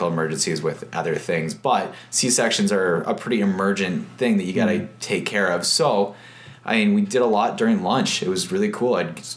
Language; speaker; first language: English; native; English